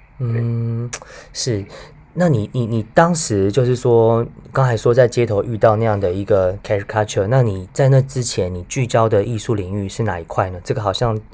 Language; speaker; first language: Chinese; native; Chinese